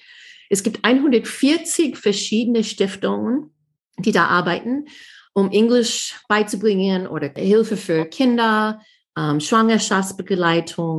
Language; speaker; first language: German; non-native, fluent; English